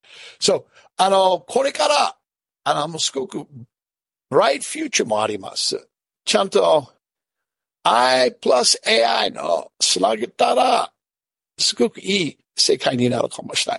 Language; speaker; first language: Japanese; non-native, fluent; English